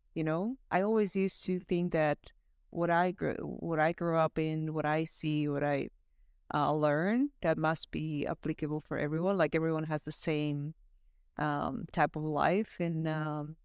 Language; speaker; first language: English; non-native, fluent; Slovak